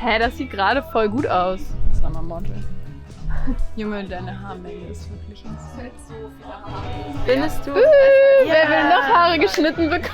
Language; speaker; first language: German; native; German